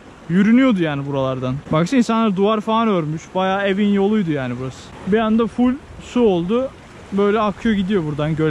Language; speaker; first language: Turkish; native; Turkish